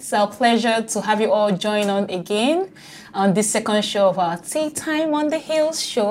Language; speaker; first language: English; non-native, local second language; Igbo